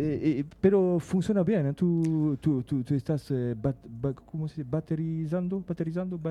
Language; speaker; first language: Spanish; non-native, fluent; French